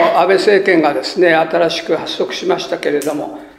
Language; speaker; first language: Japanese; native; Japanese